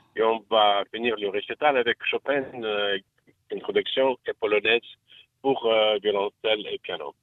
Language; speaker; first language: French; non-native, fluent; English